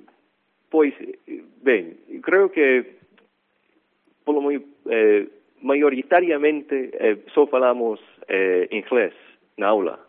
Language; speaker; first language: Galician; non-native, fluent; English